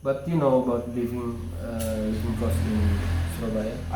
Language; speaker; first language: English; non-native, learner; Indonesian